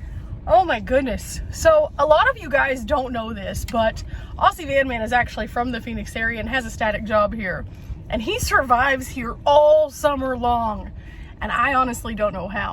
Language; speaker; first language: English; native; English